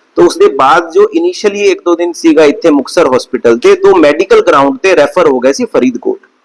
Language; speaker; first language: Hindi; non-native, local second language; Punjabi